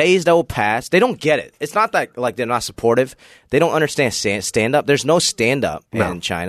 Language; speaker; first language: English; early bilingual, other home language; Cantonese